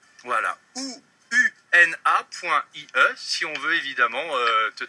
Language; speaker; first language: French; native; French